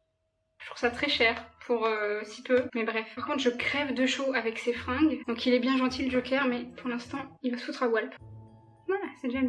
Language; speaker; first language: French; native; French